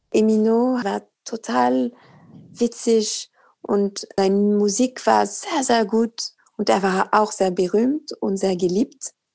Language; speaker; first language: German; non-native, fluent; Arabic